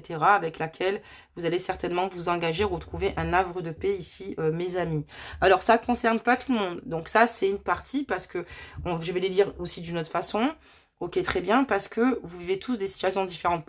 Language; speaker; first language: French; native; French